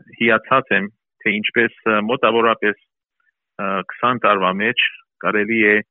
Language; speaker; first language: Armenian; early bilingual, heritage; Armenian